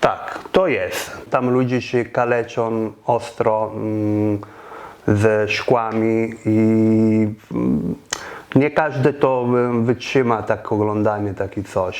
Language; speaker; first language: Polish; non-native, fluent; Italian